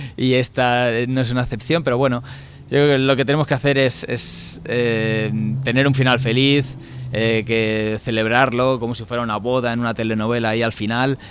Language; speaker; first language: Spanish; native; Spanish